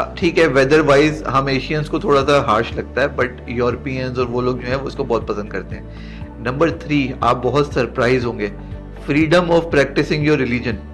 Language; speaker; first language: Urdu; native; Urdu